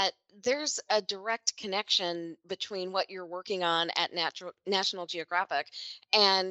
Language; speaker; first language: English; native; English